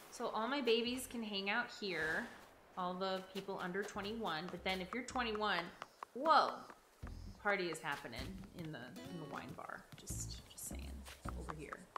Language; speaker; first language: English; native; English